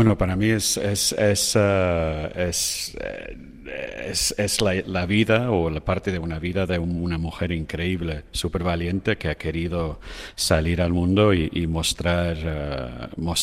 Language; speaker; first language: Spanish; non-native, fluent; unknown